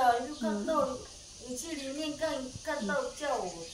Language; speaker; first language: Chinese; non-native, learner; Filipino